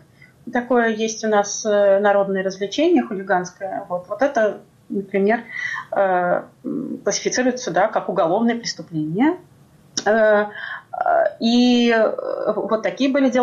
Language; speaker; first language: Russian; native; Russian